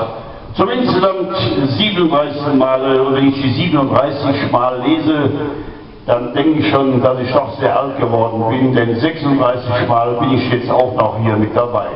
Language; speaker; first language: German; native; German